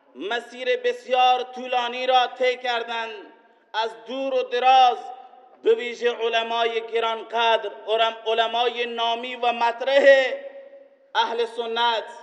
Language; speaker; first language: Persian; non-native, local second language; Baluchi